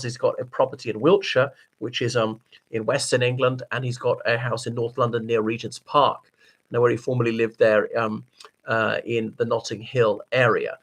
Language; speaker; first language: English; native; English